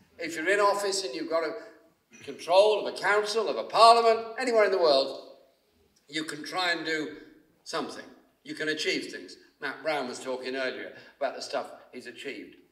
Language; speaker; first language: English; native; English